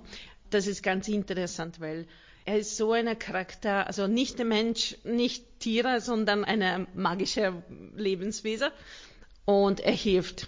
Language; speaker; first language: German; non-native, learner; Hungarian